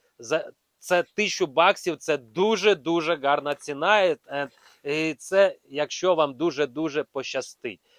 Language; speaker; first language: Ukrainian; non-native, local second language; Russian